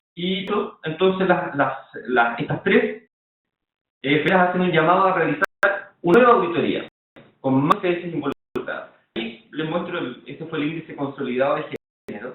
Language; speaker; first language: Spanish; native; Spanish